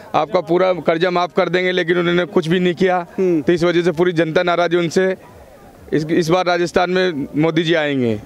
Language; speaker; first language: Hindi; native; Hindi